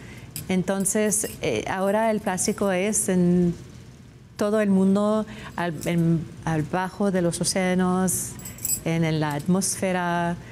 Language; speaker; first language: Spanish; non-native, fluent; English